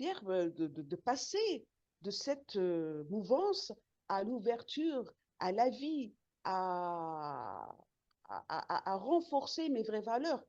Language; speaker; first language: French; non-native, local second language; Arabic